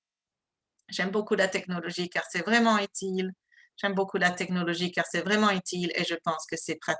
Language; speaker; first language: French; non-native, fluent; English